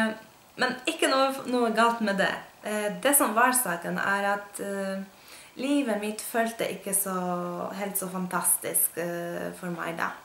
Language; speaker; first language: Norwegian; non-native, fluent; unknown